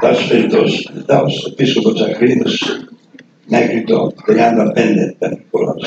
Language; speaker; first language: Greek; non-native, fluent; Serbian